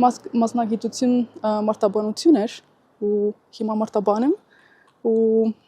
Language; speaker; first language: Armenian; non-native, learner; Italian